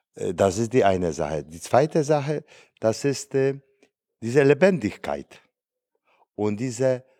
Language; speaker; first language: German; non-native, fluent; Polish